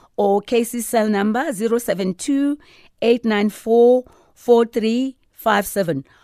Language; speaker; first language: English; non-native, local second language; Southern Sotho